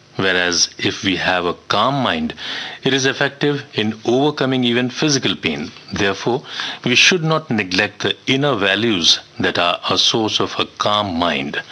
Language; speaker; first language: English; non-native, local second language; Hindi